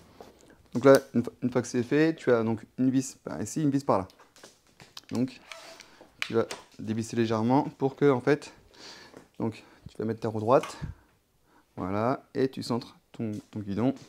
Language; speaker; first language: French; native; French